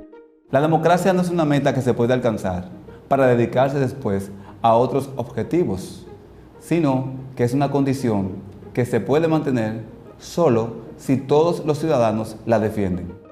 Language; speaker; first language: Spanish; native; Spanish